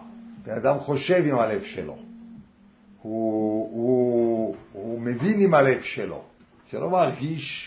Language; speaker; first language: Hebrew; non-native, fluent; English